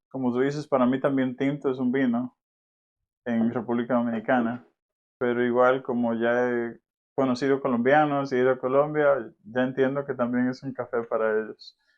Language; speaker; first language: Spanish; native; Spanish